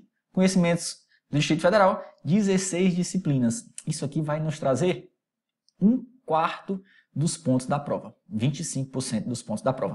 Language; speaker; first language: Portuguese; native; Portuguese